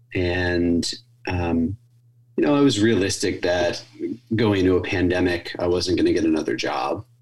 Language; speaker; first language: English; native; English